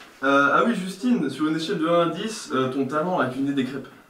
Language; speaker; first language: French; native; French